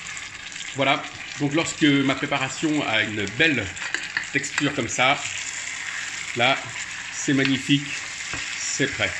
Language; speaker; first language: French; native; French